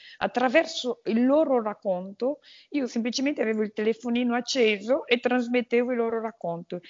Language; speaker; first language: Italian; non-native, fluent; Portuguese